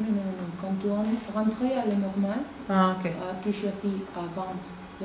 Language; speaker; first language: French; non-native, learner; Spanish